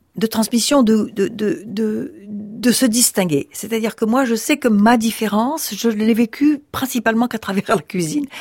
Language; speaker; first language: French; early bilingual, other home language; Russian